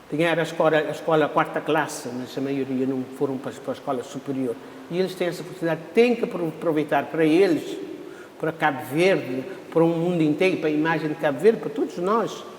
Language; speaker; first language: Portuguese; non-native, local second language; Kabuverdianu